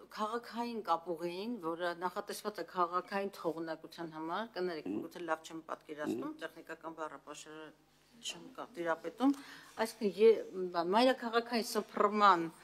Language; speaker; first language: Armenian; native; Armenian